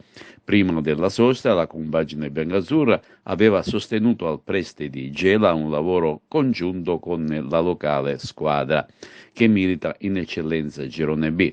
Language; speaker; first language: Italian; native; Italian